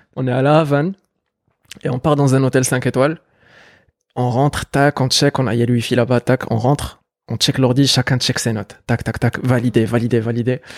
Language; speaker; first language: French; non-native, local second language; Arabic